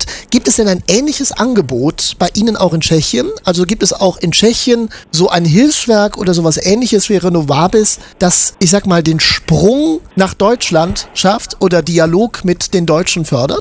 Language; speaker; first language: German; native; German